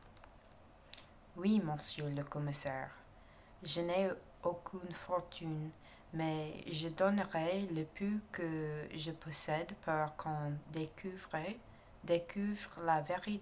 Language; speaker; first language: French; non-native, learner; English